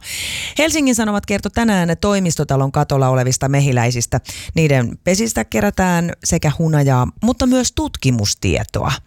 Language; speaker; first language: Finnish; native; Finnish